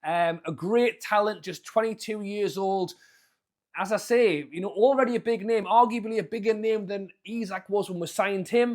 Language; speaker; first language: English; native; English